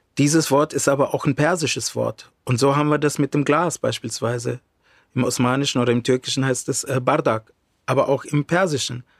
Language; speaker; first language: German; early bilingual, other home language; Romany